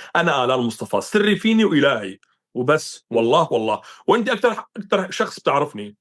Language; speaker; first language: Arabic; non-native, local second language; Kurdish